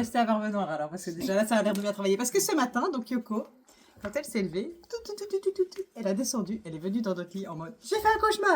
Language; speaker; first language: French; native; French